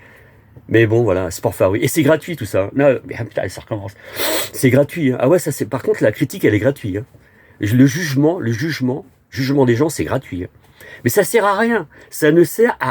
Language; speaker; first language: French; native; French